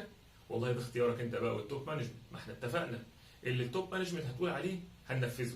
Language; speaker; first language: Arabic; native; Arabic